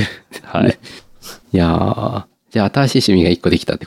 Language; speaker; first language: Japanese; native; Japanese